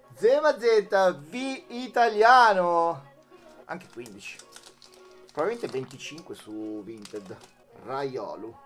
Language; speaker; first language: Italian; native; Italian